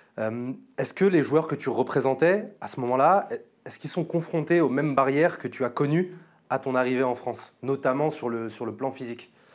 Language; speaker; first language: French; native; French